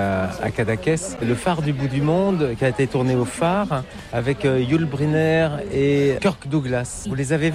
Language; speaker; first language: French; native; French